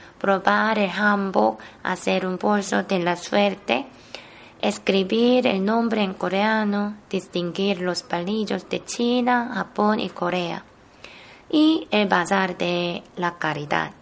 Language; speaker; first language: Spanish; non-native, fluent; Korean